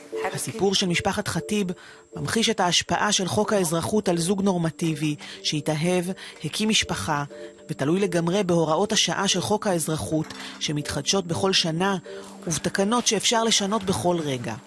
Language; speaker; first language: Hebrew; native; Hebrew